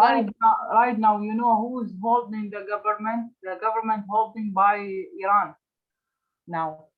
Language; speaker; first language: English; non-native, learner; Arabic